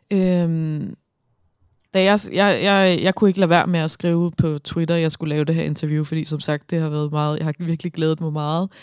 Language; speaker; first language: Danish; native; Danish